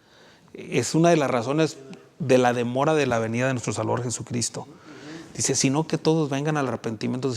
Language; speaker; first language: Spanish; native; Spanish